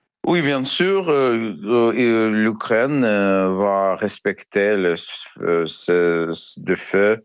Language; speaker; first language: French; non-native, learner; Ukrainian